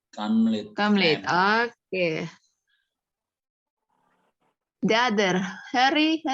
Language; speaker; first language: English; non-native, fluent; Indonesian